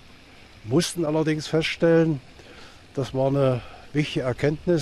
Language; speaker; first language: German; native; German